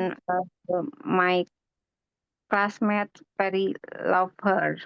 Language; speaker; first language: English; non-native, learner; Indonesian